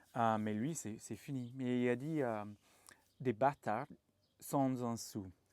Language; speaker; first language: French; non-native, fluent; English